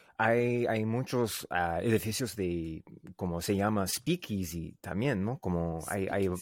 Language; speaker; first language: Spanish; non-native, learner; English